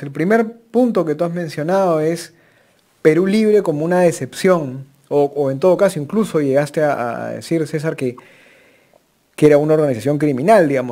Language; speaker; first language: Spanish; native; Spanish